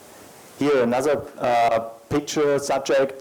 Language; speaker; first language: English; non-native, learner; German